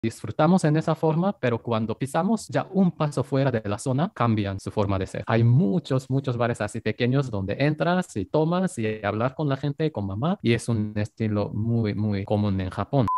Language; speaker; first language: Spanish; non-native, fluent; Japanese